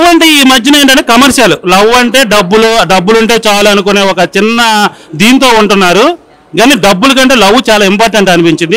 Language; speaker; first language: Telugu; native; Telugu